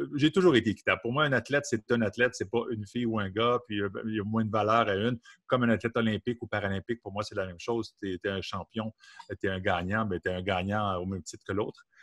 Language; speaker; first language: French; native; French